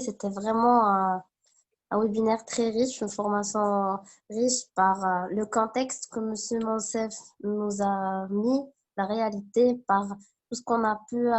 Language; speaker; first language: French; non-native, local second language; Arabic